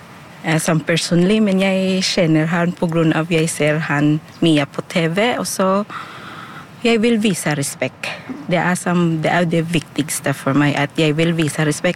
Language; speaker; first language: Norwegian; non-native, learner; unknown